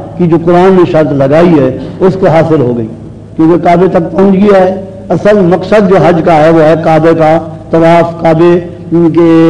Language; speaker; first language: Urdu; native; Urdu